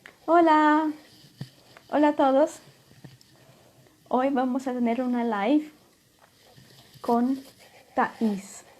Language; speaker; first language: Spanish; non-native, fluent; Portuguese